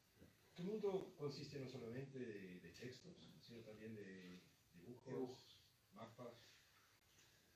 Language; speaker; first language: Spanish; non-native, fluent; English